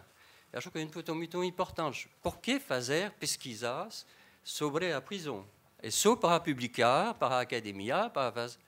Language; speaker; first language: Portuguese; non-native, fluent; French